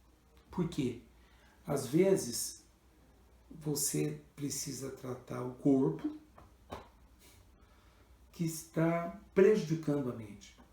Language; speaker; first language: Portuguese; native; Portuguese